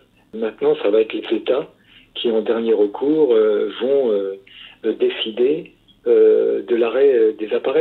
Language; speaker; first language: French; native; French